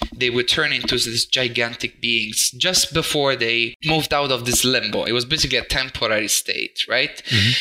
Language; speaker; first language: English; non-native, fluent; Italian